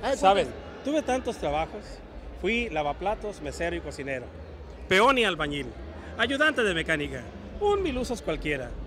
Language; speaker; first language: Spanish; native; Spanish